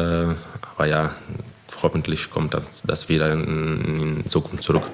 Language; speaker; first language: German; non-native, fluent; Croatian